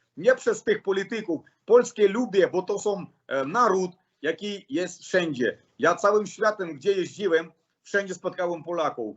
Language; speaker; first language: Polish; non-native, learner; Russian